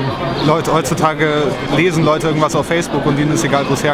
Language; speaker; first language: German; native; German